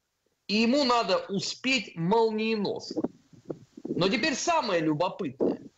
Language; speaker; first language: Russian; native; Russian